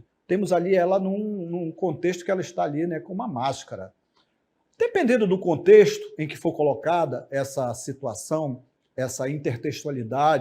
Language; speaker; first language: Portuguese; native; Portuguese